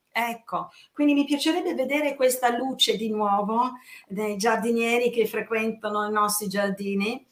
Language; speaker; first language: Italian; non-native, fluent; English